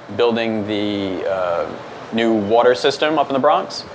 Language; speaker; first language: English; native; English